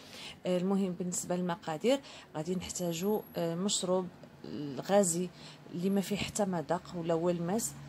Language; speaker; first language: Arabic; native; Arabic